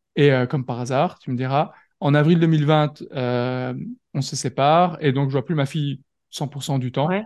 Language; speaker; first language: French; native; French